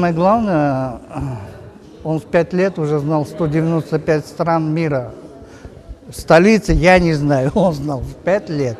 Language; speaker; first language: Russian; native; Russian